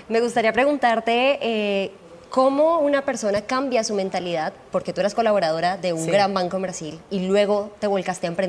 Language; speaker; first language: Spanish; native; Spanish